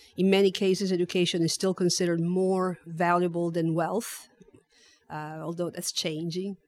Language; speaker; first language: English; non-native, fluent; Italian